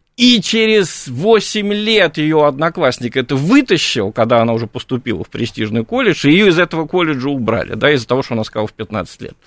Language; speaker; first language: Russian; native; Russian